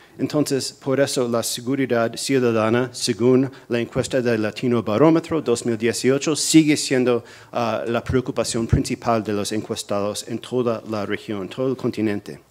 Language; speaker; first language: Spanish; non-native, fluent; English